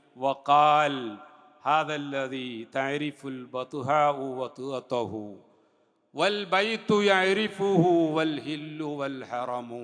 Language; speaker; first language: Arabic; non-native, fluent; Malayalam